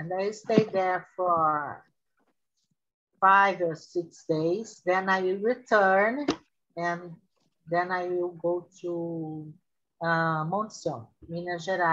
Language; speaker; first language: English; non-native, learner; Portuguese